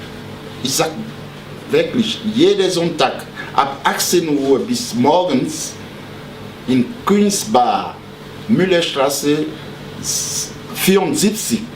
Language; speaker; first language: German; non-native, learner; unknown